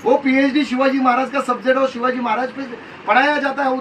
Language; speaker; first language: Hindi; non-native, local second language; Marathi